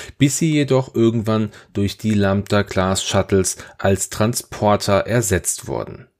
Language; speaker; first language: German; native; German